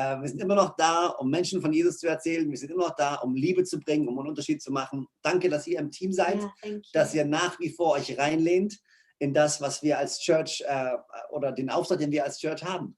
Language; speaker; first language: German; native; German